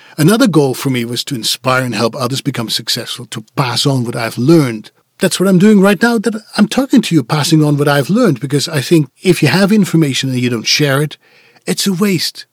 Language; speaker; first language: English; non-native, fluent; Dutch